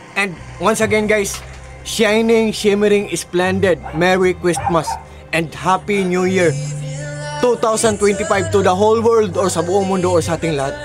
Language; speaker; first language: Filipino; non-native, local second language; Cebuano